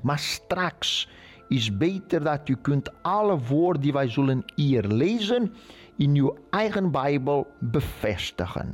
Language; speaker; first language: Dutch; non-native, fluent; Portuguese